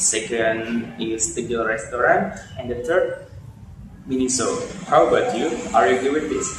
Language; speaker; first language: English; non-native, learner; Indonesian